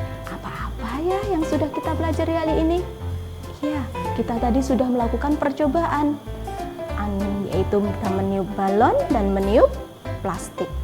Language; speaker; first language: Indonesian; native; Indonesian